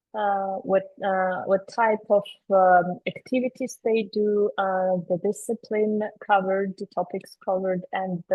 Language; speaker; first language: English; non-native, fluent; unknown